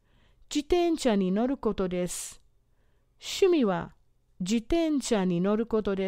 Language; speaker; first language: Japanese; non-native, fluent; English